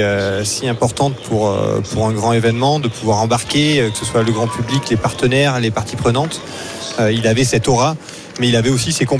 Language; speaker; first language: French; native; French